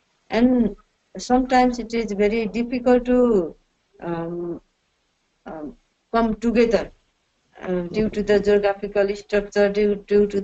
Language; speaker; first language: English; non-native, learner; Nepali